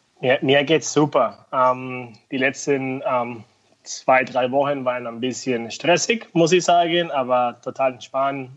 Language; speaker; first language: German; non-native, fluent; Spanish